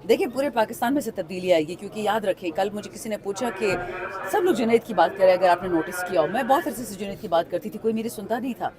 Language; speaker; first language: Urdu; non-native, local second language; Pashto